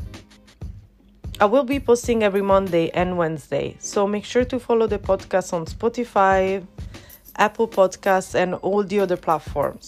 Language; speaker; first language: English; non-native, fluent; Italian